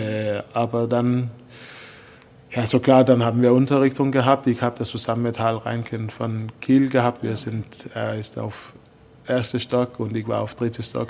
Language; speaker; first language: German; non-native, fluent; Danish